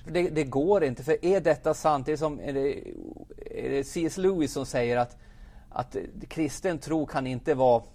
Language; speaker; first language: Swedish; native; Swedish